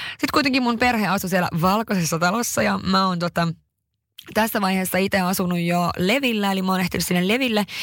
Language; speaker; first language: Finnish; early bilingual, heritage; Finnish